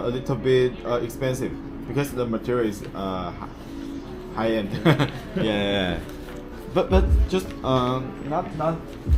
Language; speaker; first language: English; non-native, learner; Chinese